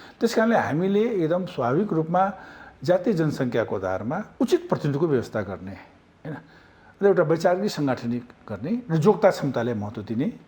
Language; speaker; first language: Nepali; non-native, local second language; Maithili